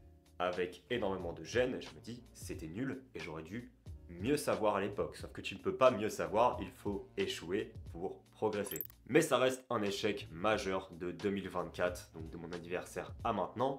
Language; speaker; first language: French; native; French